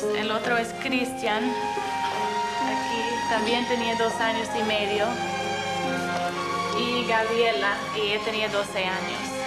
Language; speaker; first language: Spanish; non-native, fluent; English